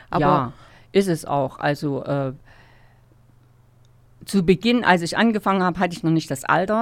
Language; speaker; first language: German; native; German